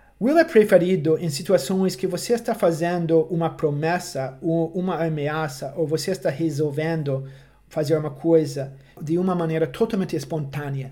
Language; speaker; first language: Portuguese; non-native, fluent; English